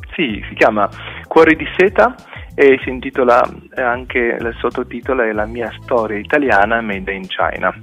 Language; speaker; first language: Italian; early bilingual, other home language; Chinese